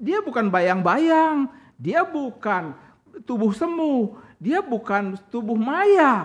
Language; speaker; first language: Indonesian; native; Indonesian